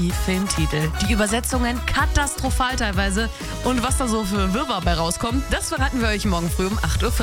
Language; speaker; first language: German; native; German